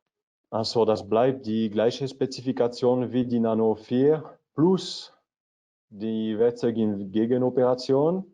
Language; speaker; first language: German; non-native, learner; French